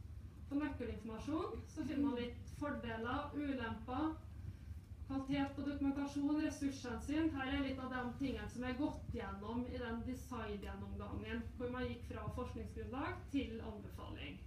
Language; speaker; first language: Norwegian; native; Norwegian